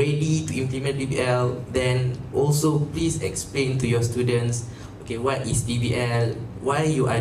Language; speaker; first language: English; non-native, local second language; Malay